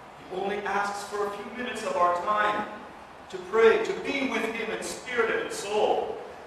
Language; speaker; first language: English; early bilingual, other home language; Russian